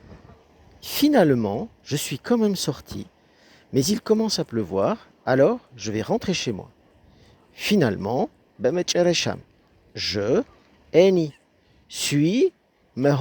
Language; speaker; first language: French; non-native, fluent; Amharic